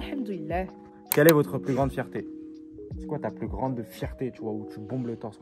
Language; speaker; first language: French; early bilingual, other home language; Turkish